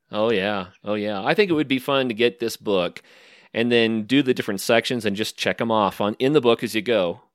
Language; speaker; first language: English; native; English